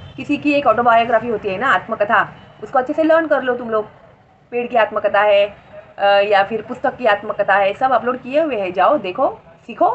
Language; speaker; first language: Hindi; non-native, local second language; Marathi